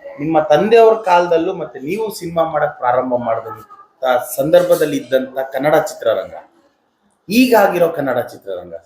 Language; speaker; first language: Kannada; non-native, local second language; Urdu